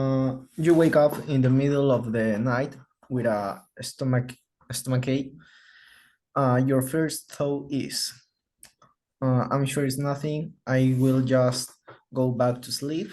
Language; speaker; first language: English; non-native, learner; Spanish